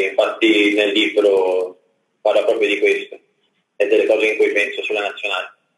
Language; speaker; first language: Italian; early bilingual, other home language; English